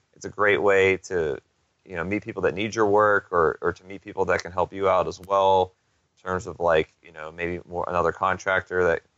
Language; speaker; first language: English; native; English